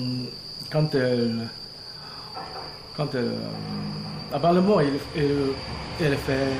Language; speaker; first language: French; non-native, learner; Japanese